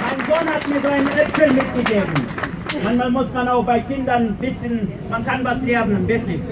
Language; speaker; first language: German; non-native, fluent; Russian